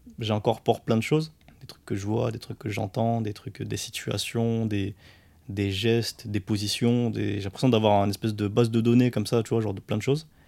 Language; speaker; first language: French; early bilingual, other home language; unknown